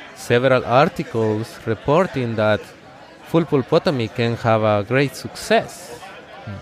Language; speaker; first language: English; non-native, fluent; Spanish